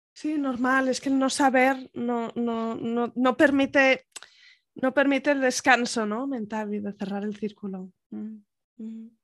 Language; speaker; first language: Spanish; native; Spanish